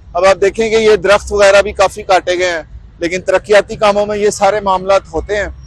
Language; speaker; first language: Urdu; non-native, local second language; Punjabi